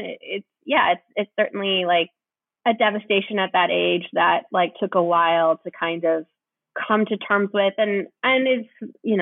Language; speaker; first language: English; native; English